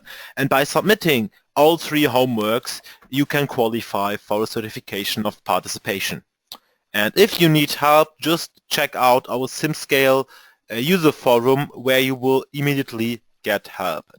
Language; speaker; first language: English; non-native, fluent; German